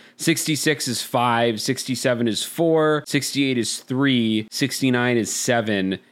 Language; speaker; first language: English; native; English